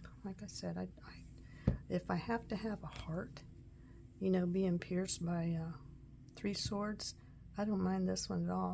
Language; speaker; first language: English; native; English